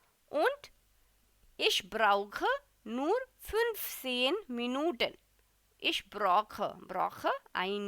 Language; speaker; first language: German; non-native, fluent; Hindi